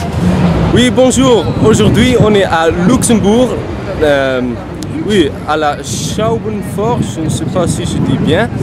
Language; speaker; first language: French; non-native, learner; Dutch